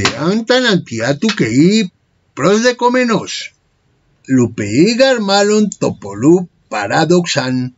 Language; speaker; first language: Greek; non-native, fluent; Spanish